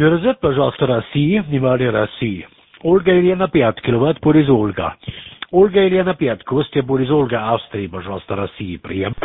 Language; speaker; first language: Russian; non-native, learner; German